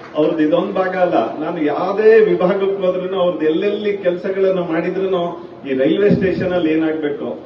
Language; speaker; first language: Kannada; native; Kannada